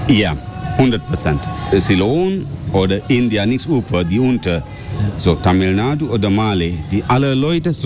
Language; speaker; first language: German; non-native, learner; Sinhala